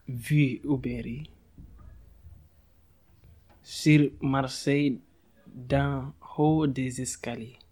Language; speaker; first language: French; non-native, learner; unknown